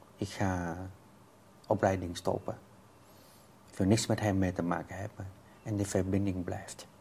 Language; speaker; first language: Dutch; non-native, fluent; Vietnamese